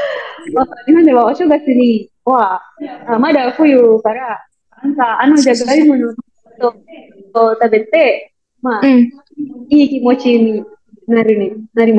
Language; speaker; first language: Japanese; non-native, learner; Indonesian